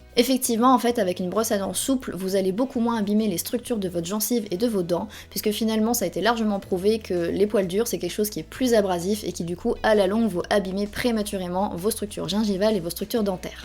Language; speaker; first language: French; native; French